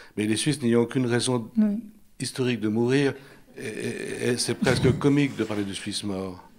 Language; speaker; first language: French; native; French